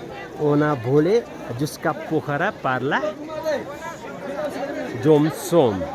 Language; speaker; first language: French; non-native, learner; Nepali